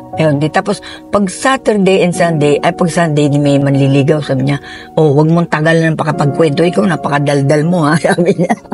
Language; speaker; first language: Filipino; native; Filipino